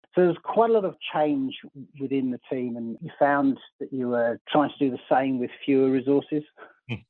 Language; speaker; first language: English; native; English